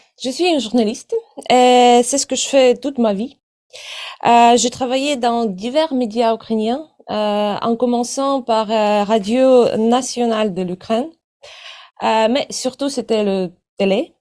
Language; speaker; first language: French; non-native, fluent; Ukrainian